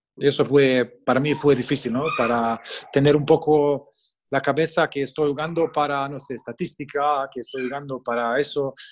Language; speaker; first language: Spanish; non-native, fluent; Bosnian